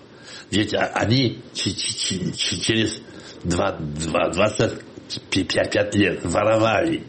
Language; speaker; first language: Russian; non-native, fluent; Polish